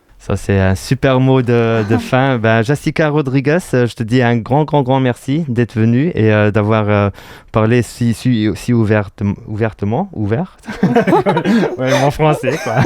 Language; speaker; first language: French; non-native, local second language; Luxembourgish